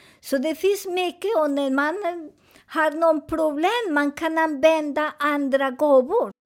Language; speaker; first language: Swedish; non-native, fluent; Spanish